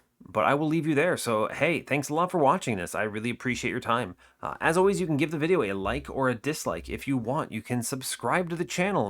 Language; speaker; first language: English; native; English